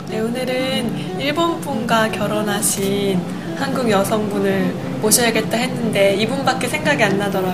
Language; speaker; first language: Korean; native; Korean